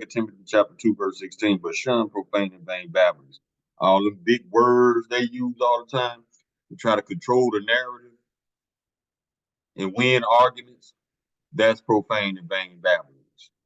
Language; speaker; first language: English; native; English